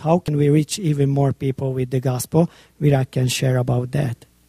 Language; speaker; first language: English; non-native, fluent; Hungarian